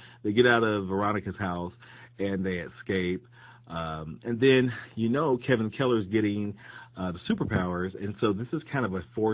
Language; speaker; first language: English; native; English